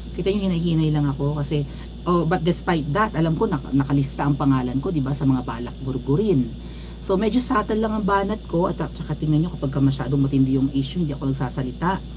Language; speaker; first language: Filipino; native; Filipino